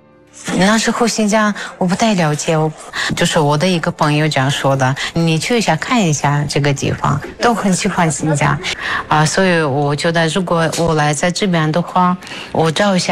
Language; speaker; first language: Chinese; non-native, fluent; Russian